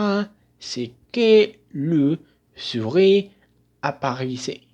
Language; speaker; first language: French; non-native, learner; Spanish